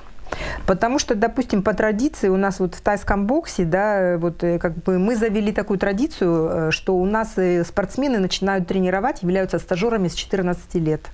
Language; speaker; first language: Russian; native; Russian